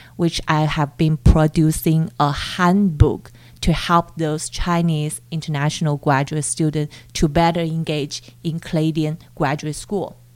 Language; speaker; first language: English; non-native, fluent; Chinese